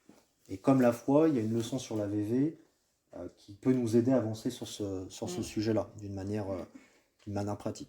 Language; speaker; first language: French; native; French